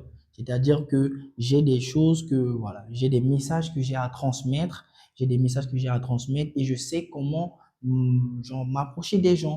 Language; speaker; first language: French; non-native, local second language; Sango